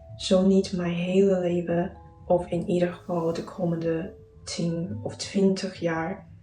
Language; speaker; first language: Dutch; non-native, learner; Chinese